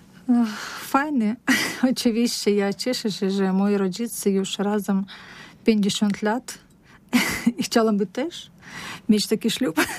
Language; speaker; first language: Polish; non-native, learner; Russian